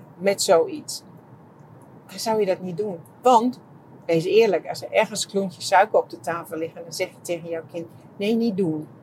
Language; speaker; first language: Dutch; non-native, fluent; Czech